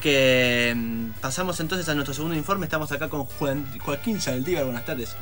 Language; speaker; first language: Spanish; native; Spanish